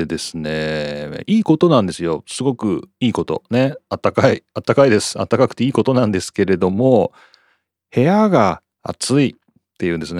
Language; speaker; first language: Japanese; native; Japanese